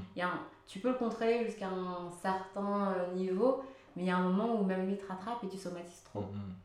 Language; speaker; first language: French; early bilingual, other home language; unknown